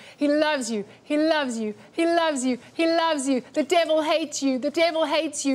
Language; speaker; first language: English; native; English